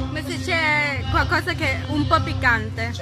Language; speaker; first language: Italian; non-native, fluent; Thai